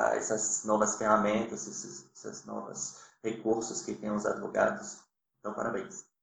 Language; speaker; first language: Portuguese; non-native, fluent; French